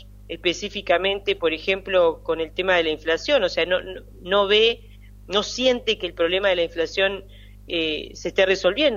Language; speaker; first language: Spanish; native; Spanish